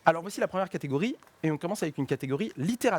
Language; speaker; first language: French; native; French